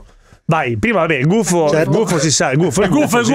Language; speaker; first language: Italian; native; Italian